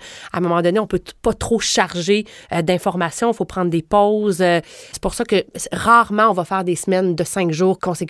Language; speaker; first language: French; native; French